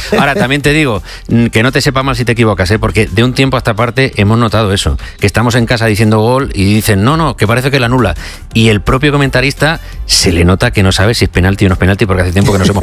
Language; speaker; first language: Spanish; native; Spanish